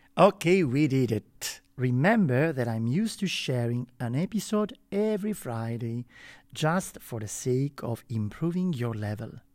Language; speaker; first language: English; non-native, fluent; Italian